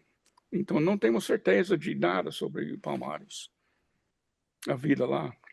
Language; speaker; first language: Portuguese; non-native, fluent; English